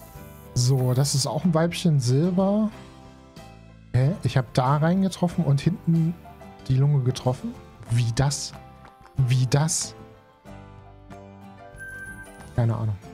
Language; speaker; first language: German; native; German